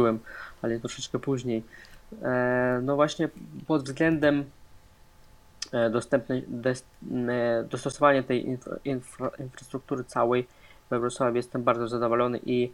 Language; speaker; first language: Polish; non-native, fluent; Russian